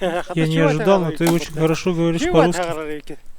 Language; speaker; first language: Russian; non-native, local second language; Yakut